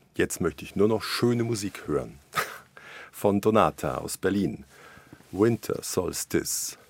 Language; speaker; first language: German; native; German